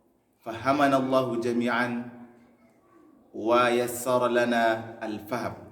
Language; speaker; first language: Arabic; non-native, fluent; Hausa